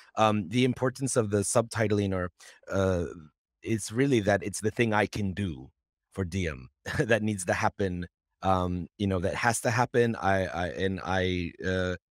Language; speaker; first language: English; native; English